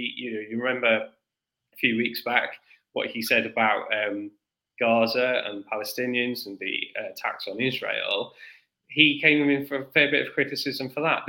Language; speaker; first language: English; native; English